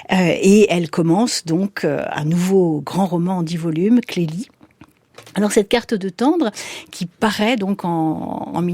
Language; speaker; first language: French; native; French